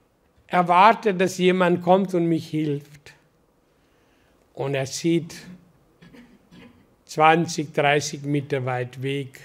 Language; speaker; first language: German; non-native, learner; Hindi